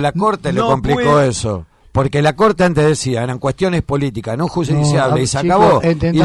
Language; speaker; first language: Spanish; native; Spanish